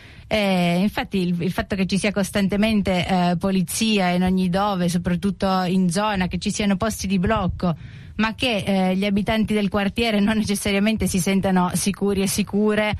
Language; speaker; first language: Italian; native; Italian